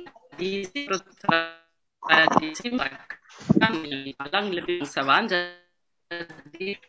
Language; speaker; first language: Indonesian; non-native, learner; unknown